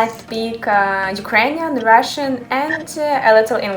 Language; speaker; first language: English; non-native, learner; Ukrainian